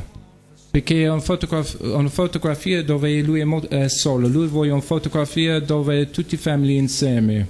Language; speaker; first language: Italian; non-native, learner; English